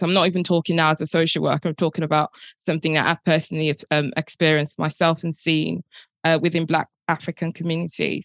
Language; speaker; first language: English; non-native, local second language; Yoruba